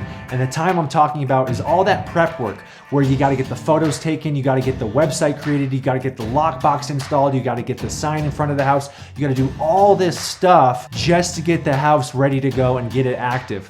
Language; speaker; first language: English; native; English